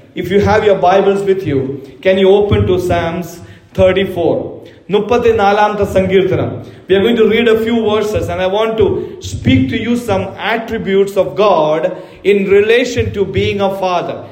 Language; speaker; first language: English; non-native, local second language; Malayalam